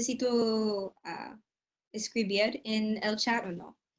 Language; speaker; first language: Spanish; non-native, learner; English